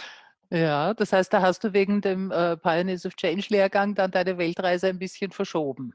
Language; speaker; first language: German; native; German